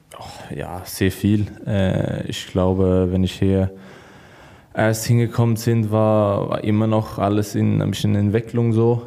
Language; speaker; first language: German; non-native, learner; Swedish